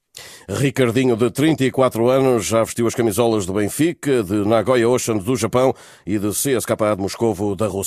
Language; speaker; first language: Portuguese; native; Portuguese